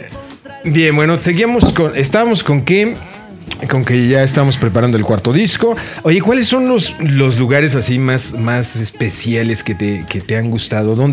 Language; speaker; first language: Spanish; native; Spanish